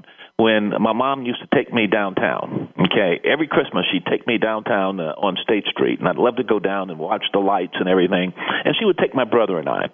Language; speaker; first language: English; native; English